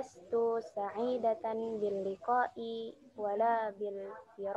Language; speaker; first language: Arabic; non-native, learner; Indonesian